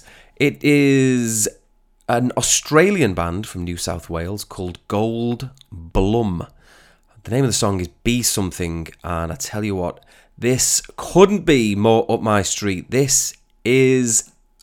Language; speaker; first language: English; native; English